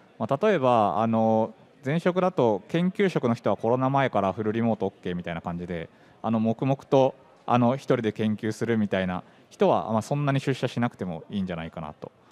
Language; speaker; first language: Japanese; native; Japanese